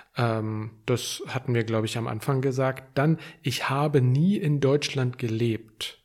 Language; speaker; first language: German; native; German